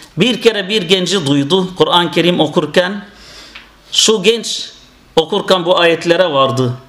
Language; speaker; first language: Turkish; non-native, fluent; Arabic